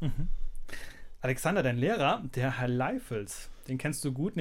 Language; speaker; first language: German; native; German